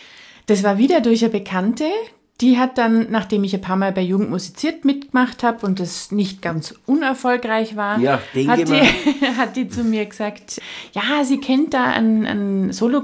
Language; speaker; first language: German; native; German